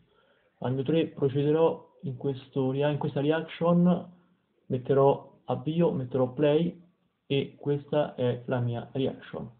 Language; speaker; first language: Italian; native; Italian